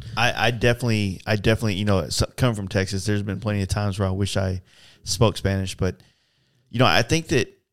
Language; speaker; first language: English; native; English